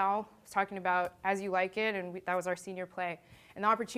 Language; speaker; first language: English; native; English